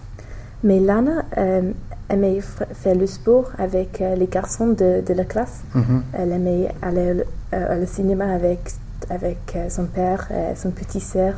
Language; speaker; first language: French; non-native, learner; English